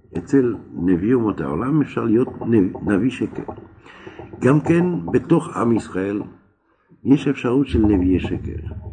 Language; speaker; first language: Hebrew; non-native, fluent; French